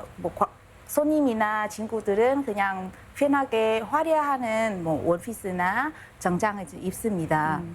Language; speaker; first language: Korean; non-native, fluent; Vietnamese